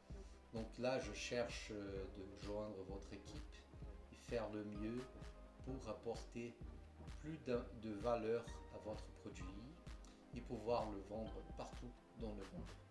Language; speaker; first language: French; non-native, fluent; Portuguese